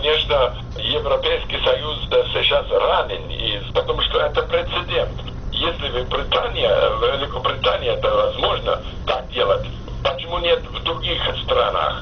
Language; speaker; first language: Russian; non-native, fluent; English